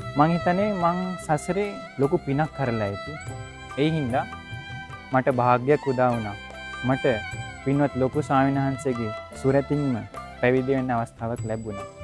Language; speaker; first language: Sinhala; non-native, fluent; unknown